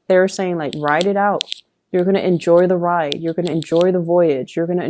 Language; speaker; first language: English; native; English